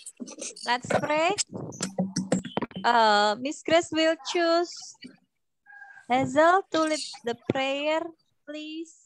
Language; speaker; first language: English; non-native, fluent; Indonesian